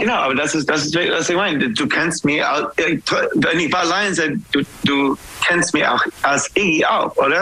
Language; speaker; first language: German; non-native, fluent; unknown